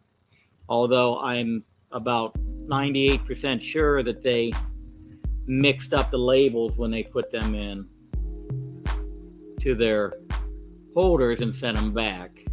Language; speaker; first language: English; native; English